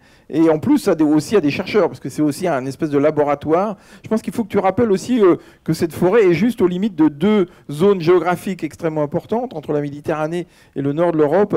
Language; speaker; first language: French; native; French